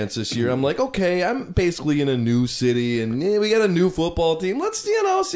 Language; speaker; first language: English; native; English